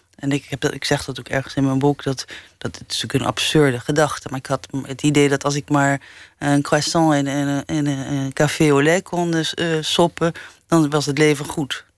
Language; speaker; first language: Dutch; early bilingual, other home language; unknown